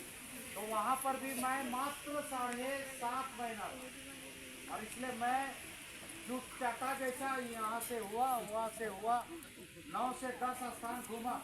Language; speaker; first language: Hindi; native; Hindi